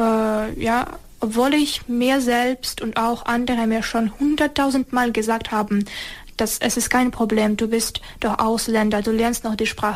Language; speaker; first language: German; non-native, learner; Ukrainian